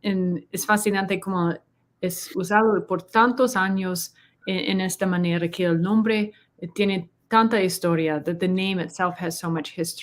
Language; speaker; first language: Spanish; non-native, learner; English